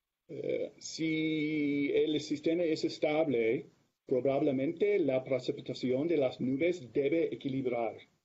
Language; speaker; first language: Spanish; non-native, learner; English